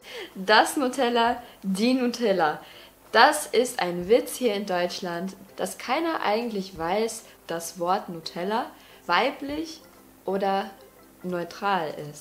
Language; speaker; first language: German; non-native, fluent; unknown